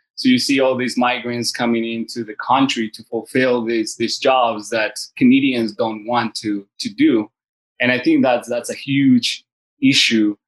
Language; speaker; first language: English; early bilingual, other home language; Spanish